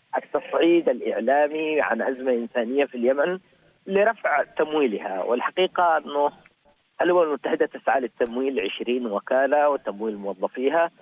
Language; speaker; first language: Arabic; native; Arabic